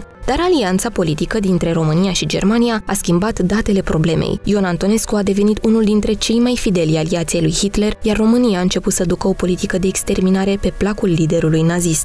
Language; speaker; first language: Romanian; native; Romanian